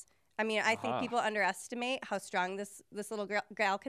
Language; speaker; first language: English; native; English